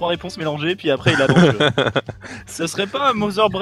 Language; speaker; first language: French; native; French